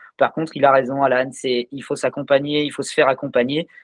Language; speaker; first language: French; native; French